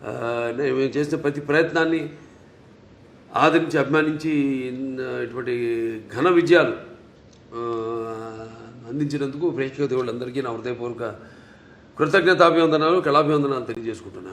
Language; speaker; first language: Telugu; native; Telugu